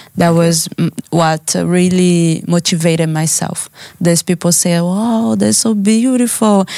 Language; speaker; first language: English; non-native, learner; Portuguese